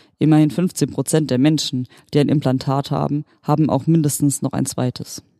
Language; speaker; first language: German; native; German